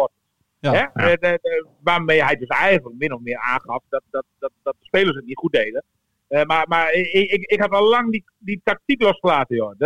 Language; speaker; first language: Dutch; native; Dutch